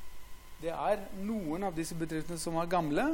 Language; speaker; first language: Norwegian; non-native, fluent; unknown